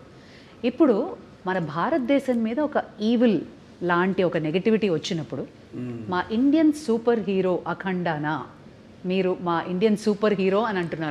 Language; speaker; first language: Telugu; native; Telugu